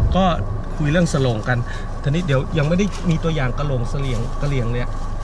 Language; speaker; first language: Thai; native; Thai